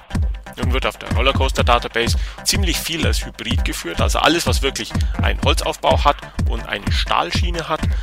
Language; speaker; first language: German; native; German